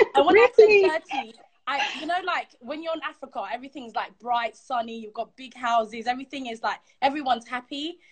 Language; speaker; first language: English; early bilingual, other home language; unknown